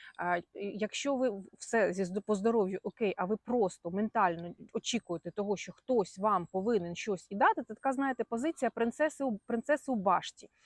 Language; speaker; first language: Ukrainian; non-native, local second language; Russian